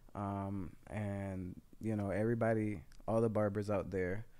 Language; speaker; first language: English; non-native, fluent; Spanish